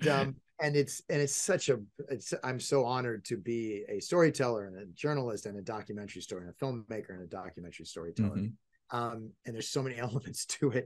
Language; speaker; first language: English; native; English